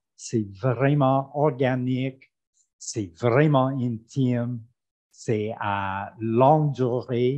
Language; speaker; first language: French; non-native, fluent; English